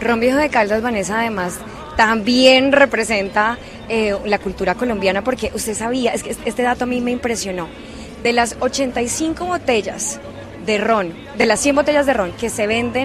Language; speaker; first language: Spanish; native; Spanish